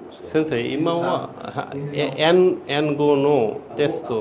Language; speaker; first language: Japanese; non-native, learner; Bangla